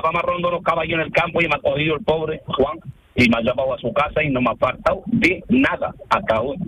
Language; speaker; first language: Spanish; early bilingual, other home language; Arabic